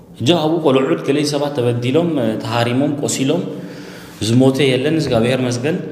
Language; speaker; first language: Tigrinya; early bilingual, heritage; Tigrinya